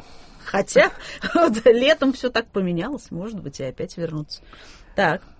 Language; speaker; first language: Russian; native; Russian